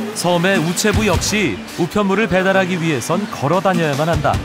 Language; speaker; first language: Korean; native; Korean